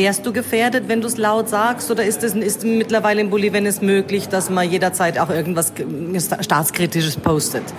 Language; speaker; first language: German; native; German